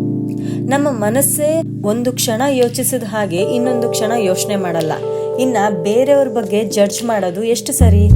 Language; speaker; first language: Kannada; native; Kannada